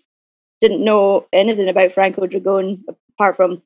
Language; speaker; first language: English; native; English